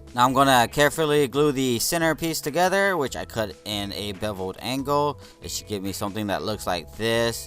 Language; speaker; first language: English; native; English